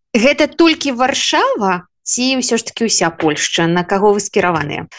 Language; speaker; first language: Belarusian; native; Belarusian